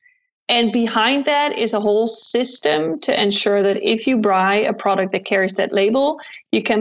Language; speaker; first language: English; non-native, fluent; Dutch